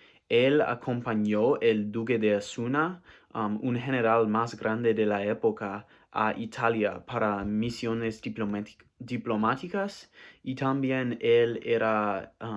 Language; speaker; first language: Spanish; non-native, learner; English